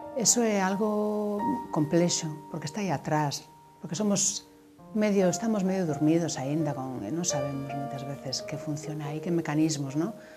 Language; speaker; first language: Galician; non-native, local second language; Spanish